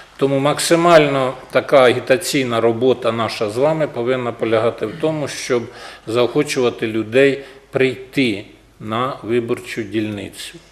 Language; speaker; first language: Ukrainian; native; Ukrainian